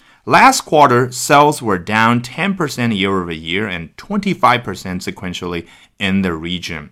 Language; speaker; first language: English; non-native, fluent; Chinese